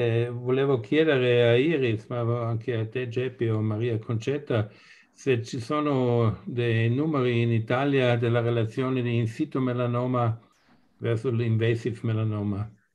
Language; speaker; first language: Italian; non-native, fluent; German